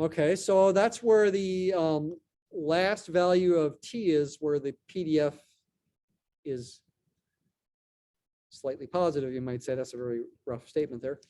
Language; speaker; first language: English; native; English